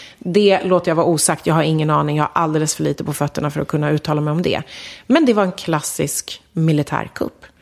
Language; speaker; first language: Swedish; early bilingual, other home language; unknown